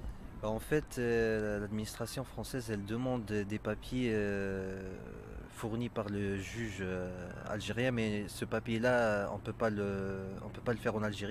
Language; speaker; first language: French; non-native, local second language; Arabic